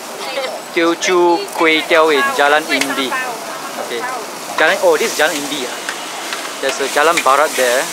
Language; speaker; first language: English; non-native, local second language; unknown